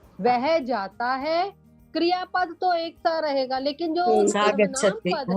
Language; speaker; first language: Hindi; native; Hindi